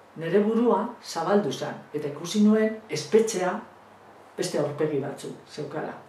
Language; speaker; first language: Basque; non-native, local second language; Spanish